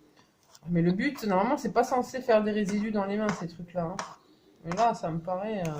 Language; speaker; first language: French; native; French